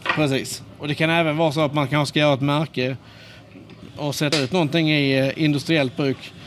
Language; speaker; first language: Swedish; native; Swedish